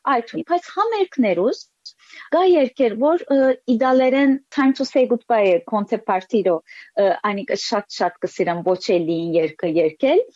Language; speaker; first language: Armenian; early bilingual, heritage; Armenian